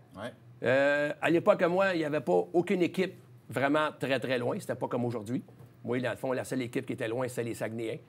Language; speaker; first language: French; native; French